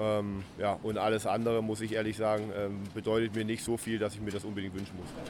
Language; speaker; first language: German; native; German